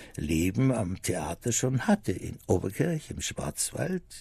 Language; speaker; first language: German; native; German